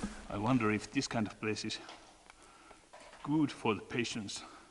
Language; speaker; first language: English; non-native, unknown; Finnish